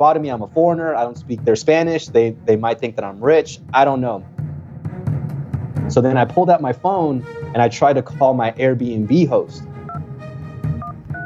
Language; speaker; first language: English; early bilingual, other home language; Spanish